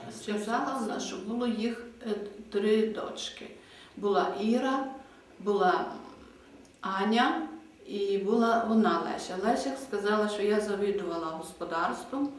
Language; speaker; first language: Ukrainian; native; Ukrainian